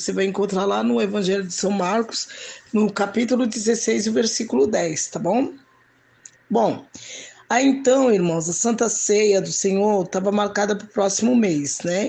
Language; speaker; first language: Portuguese; native; Portuguese